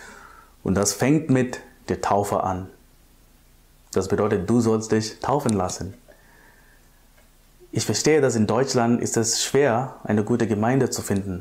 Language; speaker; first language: German; non-native, fluent; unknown